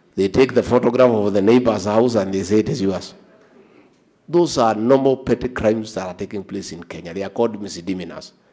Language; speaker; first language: English; non-native, local second language; Kikuyu